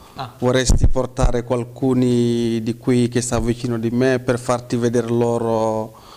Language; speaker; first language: Italian; non-native, fluent; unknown